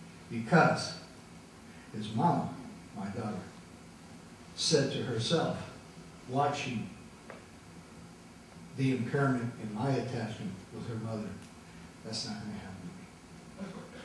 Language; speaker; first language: English; native; English